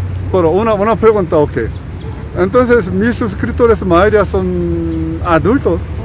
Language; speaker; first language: Spanish; non-native, learner; Korean